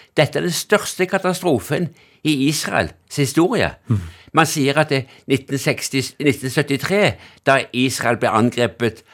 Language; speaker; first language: Norwegian; native; Norwegian